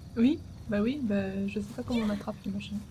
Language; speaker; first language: French; native; French